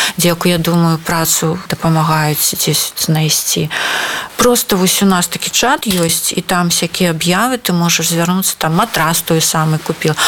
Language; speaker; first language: Belarusian; non-native, local second language; Russian